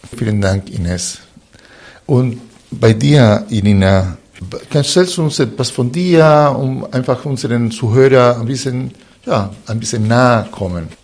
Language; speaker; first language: German; non-native, fluent; Spanish